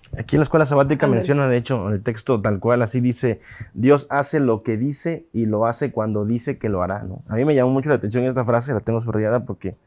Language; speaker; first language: Spanish; native; Spanish